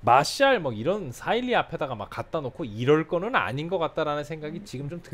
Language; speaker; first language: Korean; native; Korean